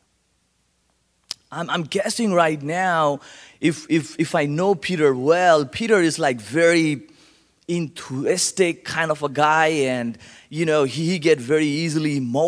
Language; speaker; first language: English; non-native, local second language; Bangla